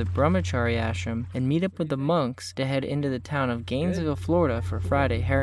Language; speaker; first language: English; native; English